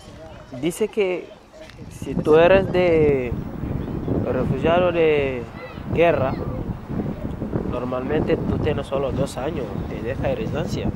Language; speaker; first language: Spanish; non-native, learner; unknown